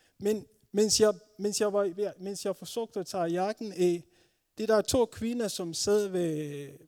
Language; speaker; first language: Danish; non-native, fluent; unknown